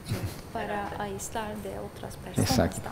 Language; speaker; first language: Spanish; non-native, learner; Turkish